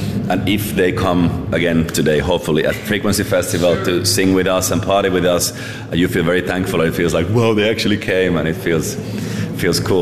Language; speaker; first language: English; non-native, fluent; Finnish